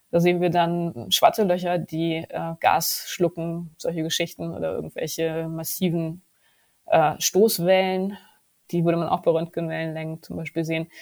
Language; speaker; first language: German; native; German